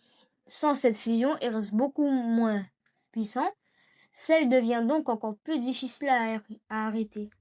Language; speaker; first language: French; native; French